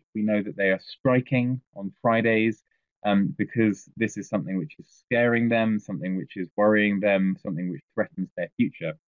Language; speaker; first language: English; native; English